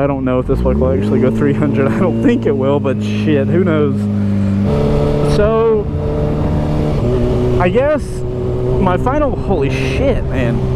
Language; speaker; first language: English; native; English